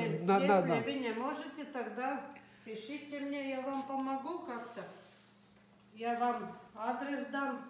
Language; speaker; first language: Russian; non-native, fluent; Latvian